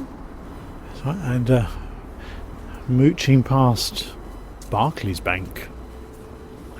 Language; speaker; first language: English; native; English